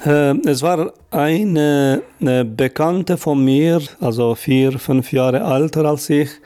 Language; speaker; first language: German; non-native, fluent; Albanian